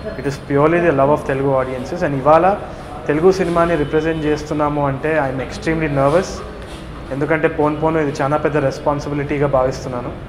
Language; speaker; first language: Telugu; native; Telugu